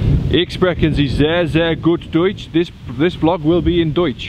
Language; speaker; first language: German; non-native, learner; English